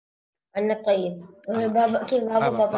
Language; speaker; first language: Arabic; non-native, learner; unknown